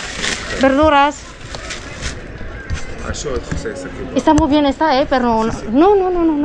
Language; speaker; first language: Spanish; non-native, learner; Filipino